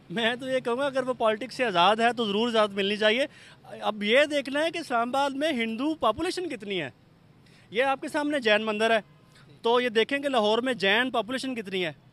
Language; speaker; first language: Urdu; non-native, local second language; Punjabi